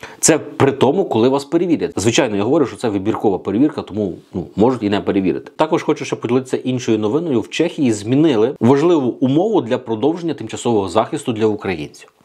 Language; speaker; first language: Ukrainian; native; Ukrainian